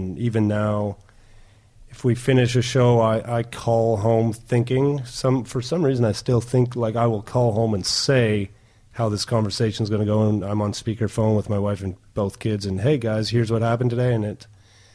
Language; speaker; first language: English; non-native, fluent; German